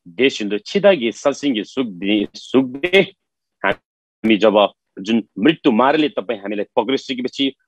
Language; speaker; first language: Nepali; non-native, local second language; Eastern Tamang